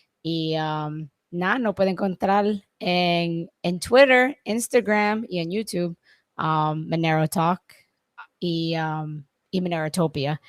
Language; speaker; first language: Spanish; early bilingual, heritage; English